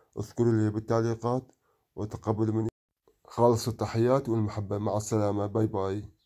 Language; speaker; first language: Arabic; non-native, local second language; Kurdish